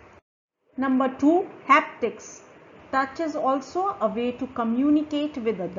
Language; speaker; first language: English; non-native, local second language; Hindi